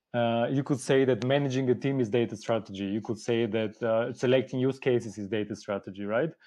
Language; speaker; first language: English; non-native, fluent; Bulgarian